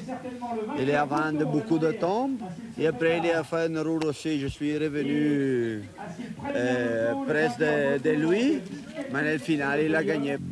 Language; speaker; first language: French; non-native, learner; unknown